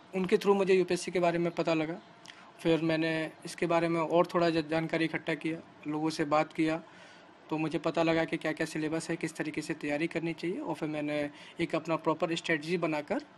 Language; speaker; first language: Hindi; native; Hindi